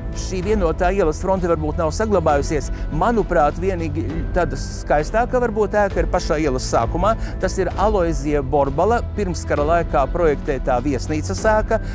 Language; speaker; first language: Latvian; native; Latvian